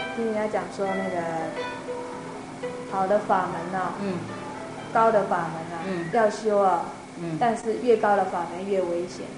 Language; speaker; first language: Chinese; native; Chinese